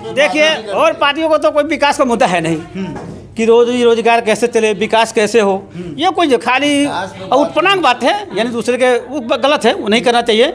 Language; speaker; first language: Hindi; native; Hindi